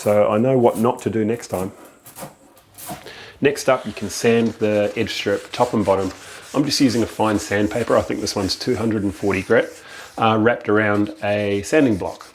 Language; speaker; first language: English; native; English